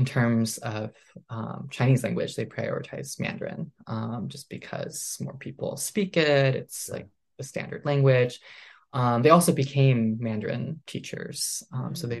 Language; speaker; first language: English; early bilingual, other home language; Min Nan Chinese